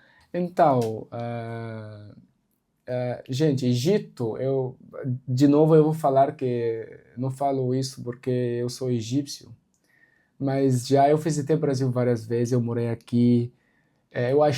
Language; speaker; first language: Portuguese; non-native, local second language; Arabic